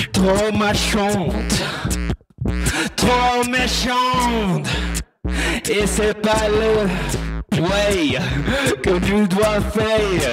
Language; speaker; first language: French; non-native, learner; English